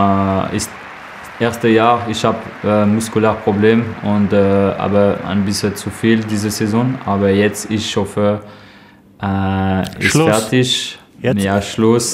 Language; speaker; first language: German; non-native, learner; French